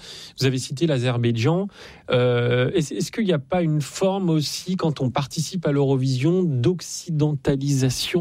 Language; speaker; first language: French; native; French